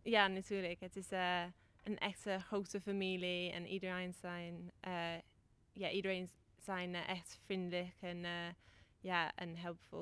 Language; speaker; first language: Dutch; non-native, learner; English